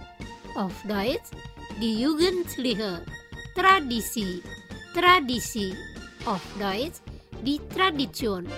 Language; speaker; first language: German; non-native, learner; Indonesian